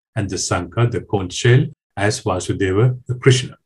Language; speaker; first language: English; non-native, local second language; Sinhala